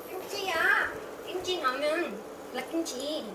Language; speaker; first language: Korean; non-native, learner; Vietnamese